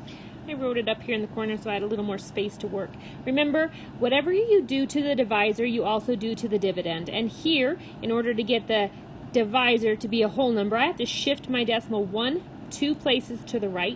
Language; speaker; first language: English; native; English